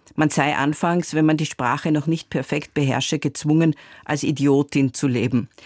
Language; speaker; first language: German; native; German